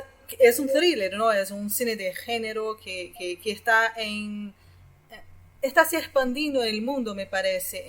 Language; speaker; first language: Spanish; non-native, fluent; Portuguese